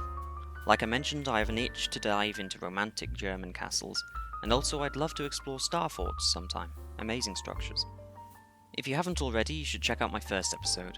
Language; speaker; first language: English; native; English